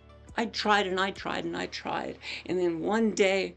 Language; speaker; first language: English; native; English